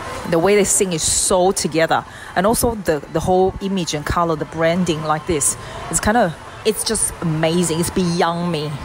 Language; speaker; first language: English; non-native, fluent; Chinese